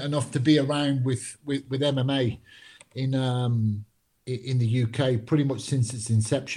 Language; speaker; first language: English; native; English